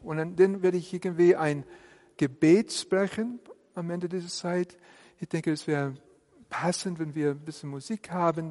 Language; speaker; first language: German; non-native, fluent; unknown